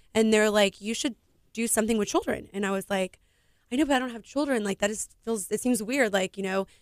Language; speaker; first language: English; native; English